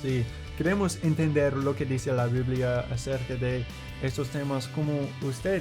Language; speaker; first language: Spanish; non-native, fluent; English